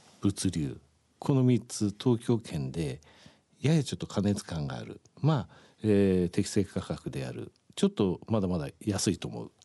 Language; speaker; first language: Japanese; native; Japanese